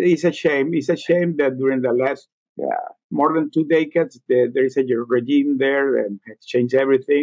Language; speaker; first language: English; non-native, fluent; Spanish